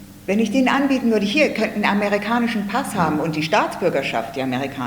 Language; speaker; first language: German; native; German